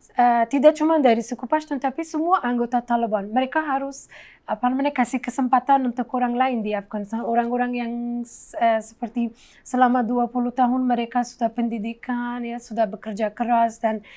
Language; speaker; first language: Indonesian; non-native, fluent; Persian